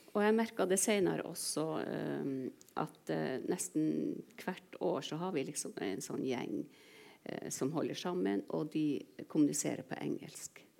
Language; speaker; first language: Norwegian; non-native, local second language; Northern Sami